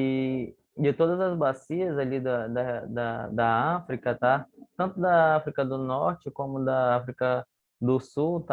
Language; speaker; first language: Portuguese; native; Portuguese